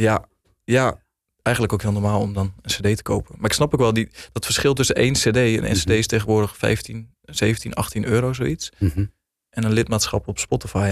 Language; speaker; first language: Dutch; native; Dutch